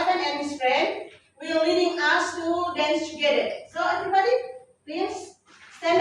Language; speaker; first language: English; non-native, fluent; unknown